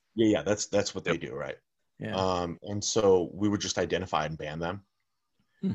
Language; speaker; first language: English; early bilingual, other home language; Russian